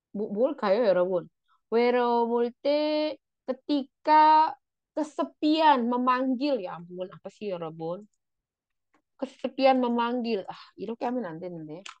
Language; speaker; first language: Indonesian; native; Indonesian